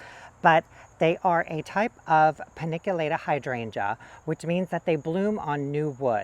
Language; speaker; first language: English; native; English